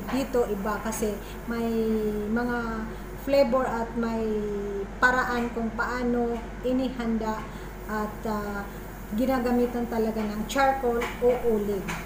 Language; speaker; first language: Filipino; non-native, local second language; Cebuano